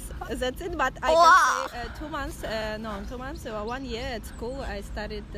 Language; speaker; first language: English; non-native, fluent; Russian